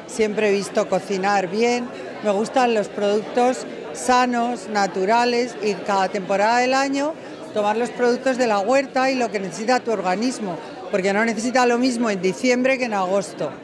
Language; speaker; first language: Spanish; native; Spanish